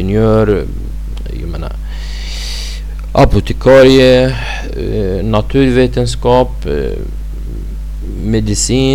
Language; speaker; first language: Swedish; non-native, fluent; Arabic